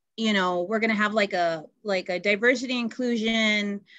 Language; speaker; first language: English; native; English